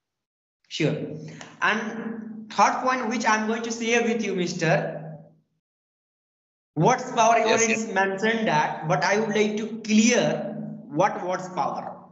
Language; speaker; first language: English; non-native, learner; Hindi